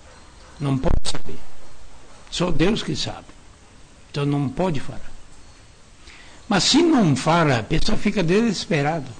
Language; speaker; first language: Portuguese; non-native, learner; Japanese